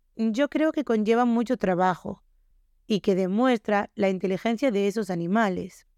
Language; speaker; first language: Spanish; native; Spanish